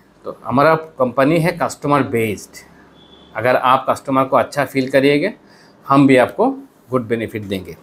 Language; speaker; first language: Hindi; non-native, fluent; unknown